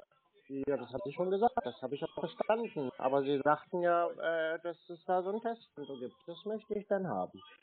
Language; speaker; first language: German; native; German